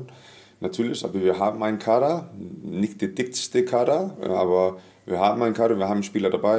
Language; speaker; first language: German; non-native, fluent; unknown